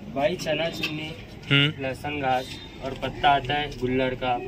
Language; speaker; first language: Hindi; non-native, local second language; Urdu